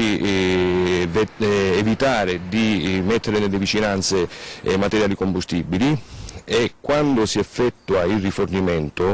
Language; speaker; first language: Italian; native; Italian